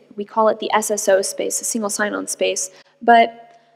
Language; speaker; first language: English; native; English